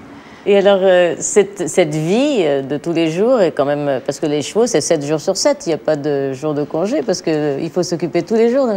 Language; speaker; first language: French; native; French